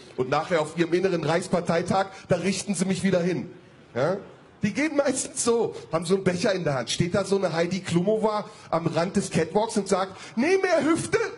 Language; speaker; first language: German; early bilingual, other home language; Turkish